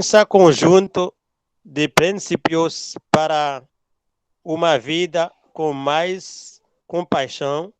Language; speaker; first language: Portuguese; non-native, learner; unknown